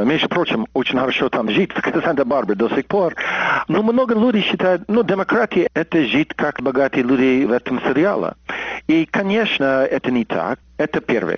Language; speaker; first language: Russian; non-native, fluent; English